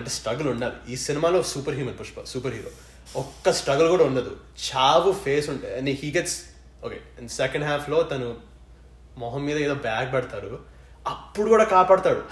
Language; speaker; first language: Telugu; early bilingual, other home language; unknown